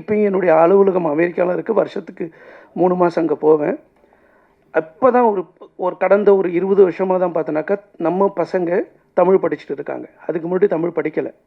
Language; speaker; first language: Tamil; native; Tamil